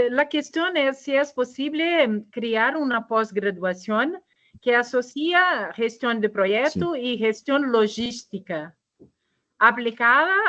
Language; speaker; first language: Spanish; non-native, learner; Portuguese